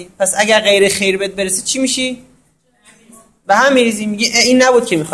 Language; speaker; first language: Persian; native; Persian